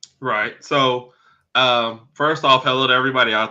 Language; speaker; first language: English; native; English